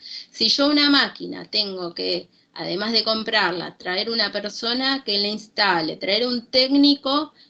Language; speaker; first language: Spanish; native; Spanish